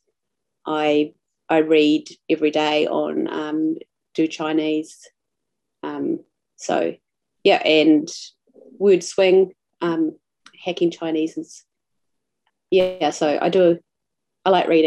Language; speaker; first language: English; native; English